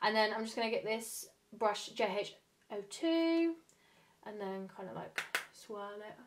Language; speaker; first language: English; native; English